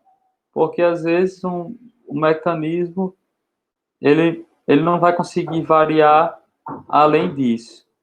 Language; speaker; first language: Portuguese; native; Portuguese